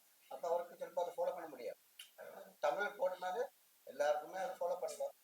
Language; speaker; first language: Tamil; non-native, learner; Malayalam